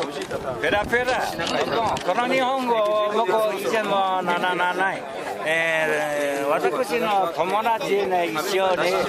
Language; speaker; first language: Japanese; non-native, learner; Chinese